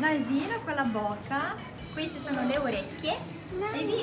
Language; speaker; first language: Italian; native; Italian